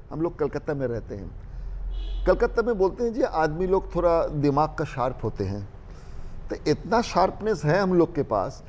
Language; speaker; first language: Hindi; non-native, local second language; Bangla